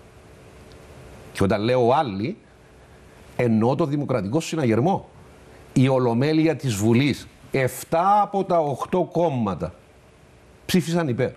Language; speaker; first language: Greek; native; Greek